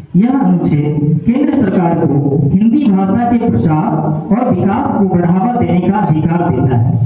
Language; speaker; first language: Hindi; native; Hindi